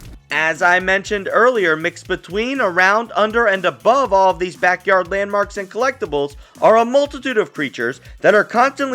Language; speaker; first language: English; native; English